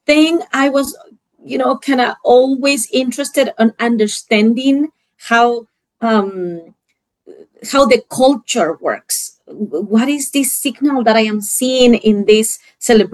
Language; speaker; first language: English; non-native, fluent; Spanish